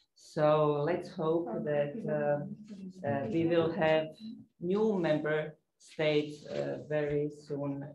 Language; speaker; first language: English; non-native, fluent; Croatian